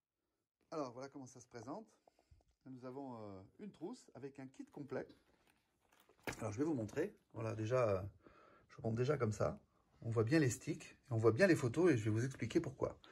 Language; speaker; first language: French; native; French